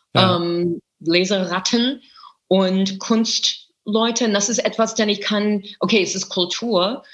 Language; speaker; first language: German; non-native, fluent; English